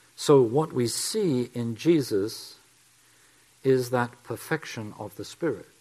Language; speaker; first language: English; native; English